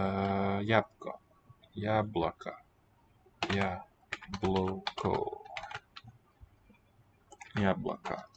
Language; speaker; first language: Russian; non-native, learner; English